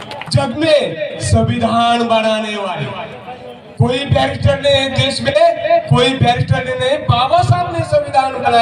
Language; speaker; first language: Hindi; native; Hindi